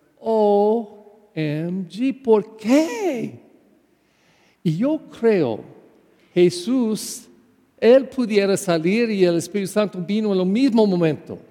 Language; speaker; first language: Spanish; non-native, fluent; English